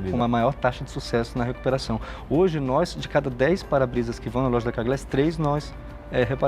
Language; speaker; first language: Portuguese; native; Portuguese